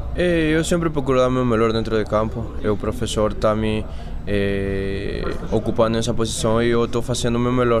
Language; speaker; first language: Portuguese; non-native, fluent; Spanish